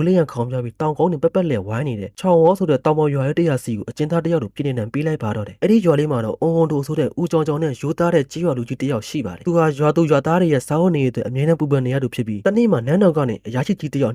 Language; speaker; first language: Burmese; native; Burmese